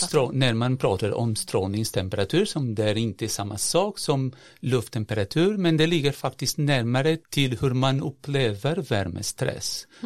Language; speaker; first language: Swedish; non-native, fluent; Portuguese